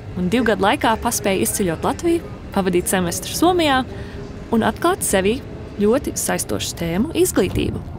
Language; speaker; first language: Latvian; early bilingual, heritage; Latvian